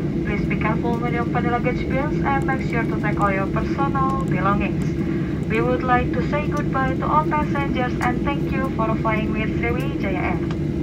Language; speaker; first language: English; non-native, fluent; Indonesian